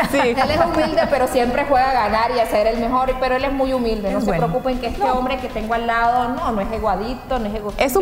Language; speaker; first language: Spanish; native; Spanish